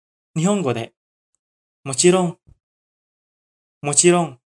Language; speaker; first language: Japanese; non-native, fluent; Indonesian